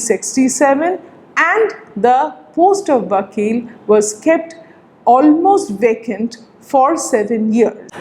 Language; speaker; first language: English; non-native, local second language; Bangla